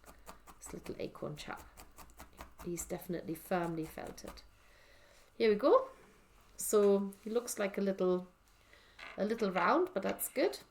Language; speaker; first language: English; native; English